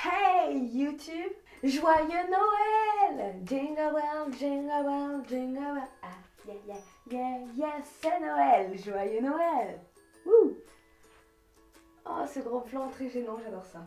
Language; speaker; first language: French; native; French